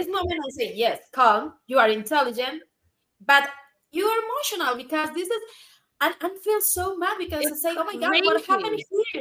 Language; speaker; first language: English; non-native, learner; Spanish